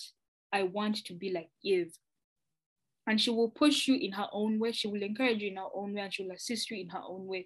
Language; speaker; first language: English; non-native, local second language; Ganda